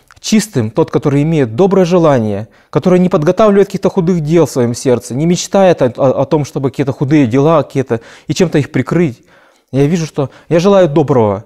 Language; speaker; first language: Russian; native; Russian